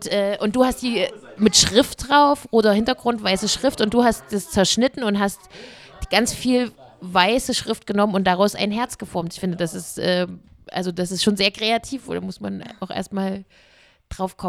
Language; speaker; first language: German; native; German